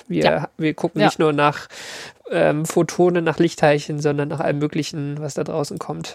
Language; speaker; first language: German; native; German